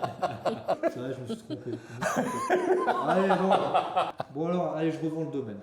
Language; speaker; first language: French; native; French